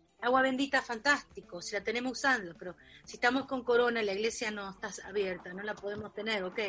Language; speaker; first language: Spanish; early bilingual, heritage; Spanish